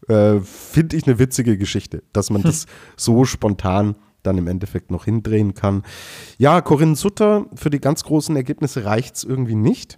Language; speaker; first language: German; native; German